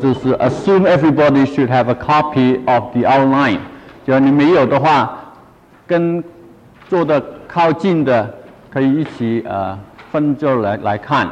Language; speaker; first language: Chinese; non-native, local second language; Cantonese